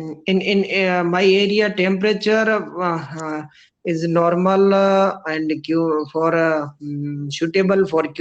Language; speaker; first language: English; non-native, learner; Rajasthani